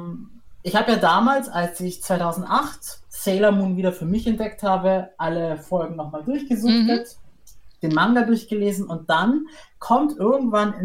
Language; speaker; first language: German; native; German